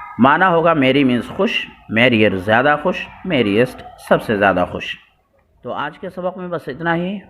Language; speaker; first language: Urdu; native; Urdu